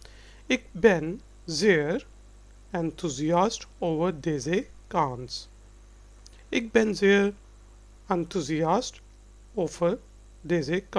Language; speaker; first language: Dutch; non-native, fluent; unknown